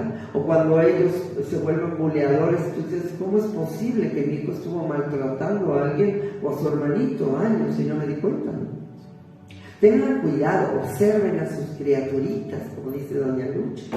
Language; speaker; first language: Spanish; native; Spanish